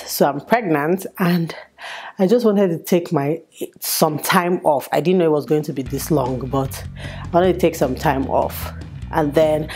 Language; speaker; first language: English; non-native, local second language; Igbo